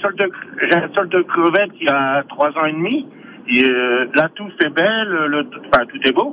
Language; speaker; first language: French; native; French